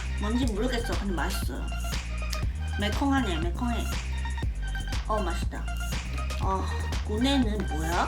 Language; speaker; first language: Korean; non-native, learner; Chinese